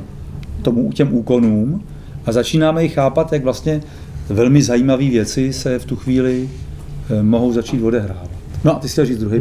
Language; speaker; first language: Czech; native; Czech